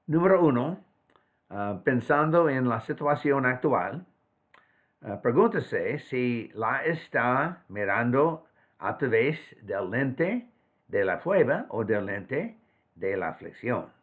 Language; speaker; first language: Spanish; non-native, fluent; English